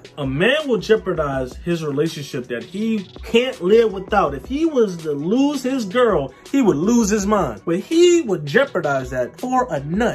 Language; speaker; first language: English; native; English